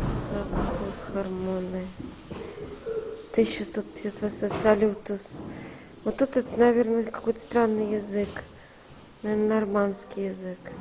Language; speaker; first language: Russian; native; Russian